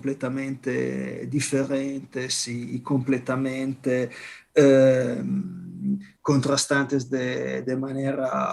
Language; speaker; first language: Spanish; non-native, fluent; Italian